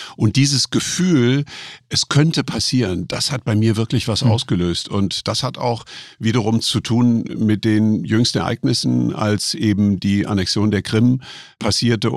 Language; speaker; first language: German; native; German